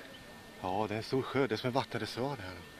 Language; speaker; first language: Swedish; native; Swedish